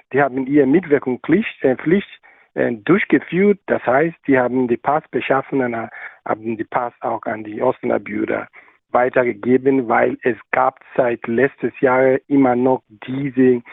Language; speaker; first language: German; non-native, learner; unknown